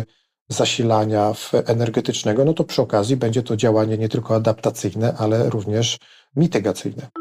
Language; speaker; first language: Polish; native; Polish